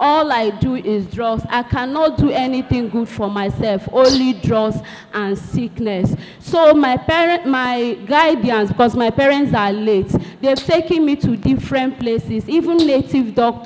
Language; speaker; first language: English; non-native, local second language; Igbo